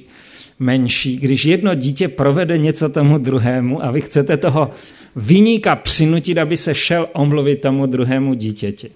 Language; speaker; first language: Czech; native; Czech